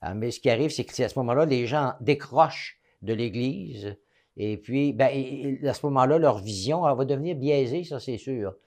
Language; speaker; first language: French; native; French